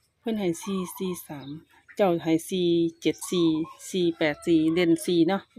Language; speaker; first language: Thai; native; Thai